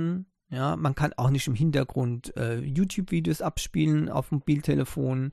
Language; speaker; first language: German; native; German